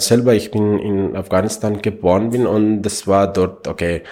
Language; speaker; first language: German; non-native, learner; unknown